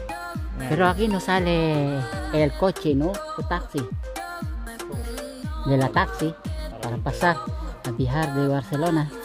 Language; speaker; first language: Spanish; non-native, learner; Filipino